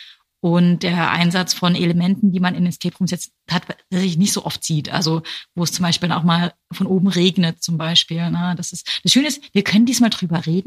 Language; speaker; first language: German; native; German